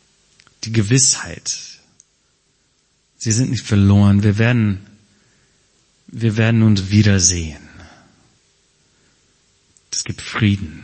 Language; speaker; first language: German; non-native, fluent; English